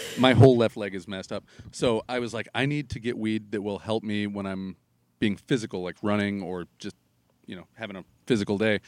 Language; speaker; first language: English; native; English